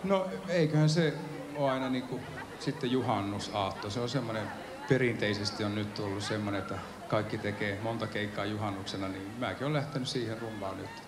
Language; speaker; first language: Finnish; native; Finnish